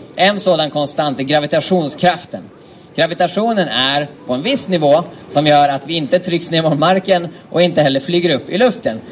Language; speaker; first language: Swedish; native; Swedish